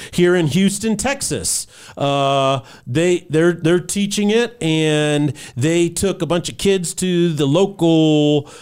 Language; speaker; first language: English; native; English